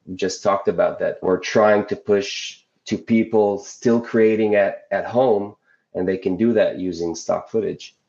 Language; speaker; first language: English; non-native, fluent; Hebrew